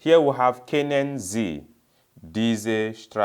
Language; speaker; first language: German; non-native, fluent; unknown